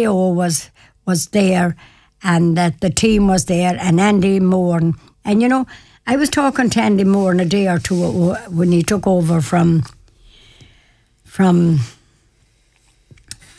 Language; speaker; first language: English; native; English